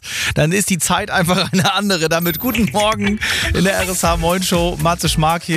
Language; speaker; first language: German; native; German